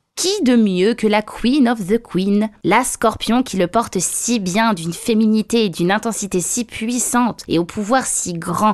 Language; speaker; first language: French; native; French